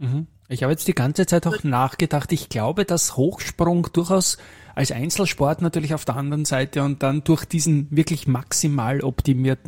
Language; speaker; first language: German; native; German